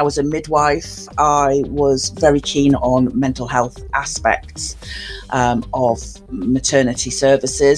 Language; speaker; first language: English; native; English